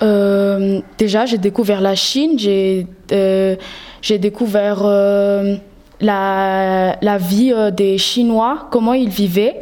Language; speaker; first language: French; non-native, local second language; Malagasy